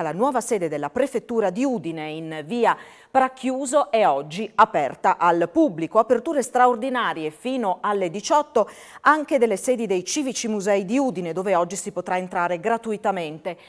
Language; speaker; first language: Italian; native; Italian